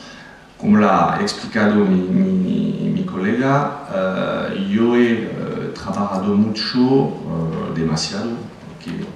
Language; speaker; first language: Spanish; non-native, fluent; French